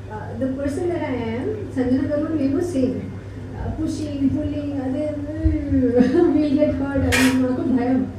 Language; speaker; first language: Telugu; non-native, learner; Hindi